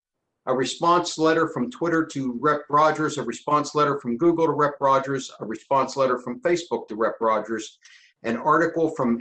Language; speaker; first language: English; native; English